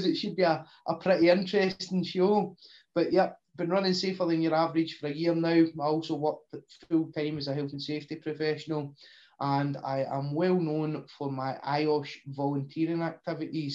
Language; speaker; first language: English; native; English